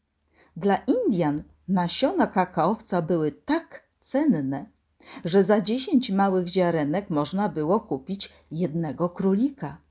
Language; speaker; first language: Polish; native; Polish